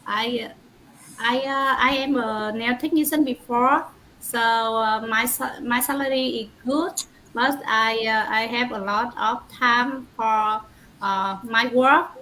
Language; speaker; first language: English; non-native, learner; Vietnamese